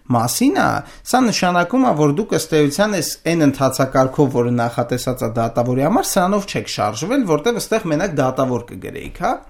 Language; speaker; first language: Armenian; native; Armenian